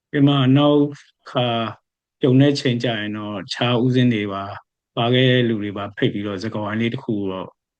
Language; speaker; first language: Burmese; native; Burmese